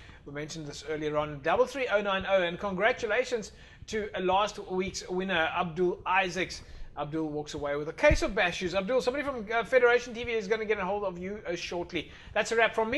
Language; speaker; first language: English; non-native, local second language; Afrikaans